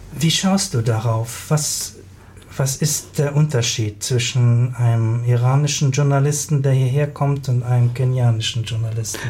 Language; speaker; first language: German; native; German